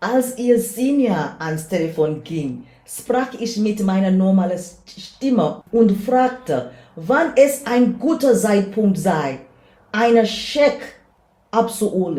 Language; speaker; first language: German; non-native, learner; English